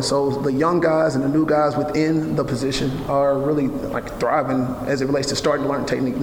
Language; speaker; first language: English; native; English